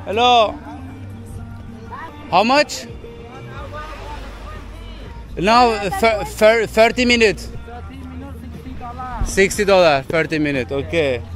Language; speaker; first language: English; non-native, learner; French